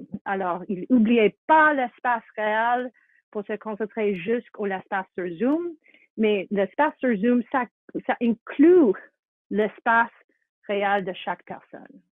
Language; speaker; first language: French; non-native, fluent; English